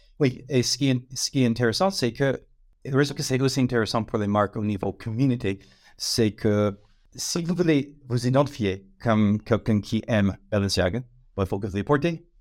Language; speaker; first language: French; non-native, fluent; English